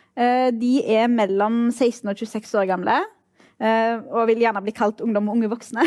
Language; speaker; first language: Norwegian; early bilingual, other home language; Arabic